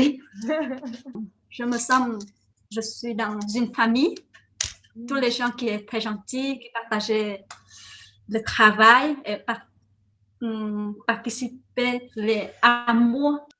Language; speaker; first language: French; non-native, learner; Vietnamese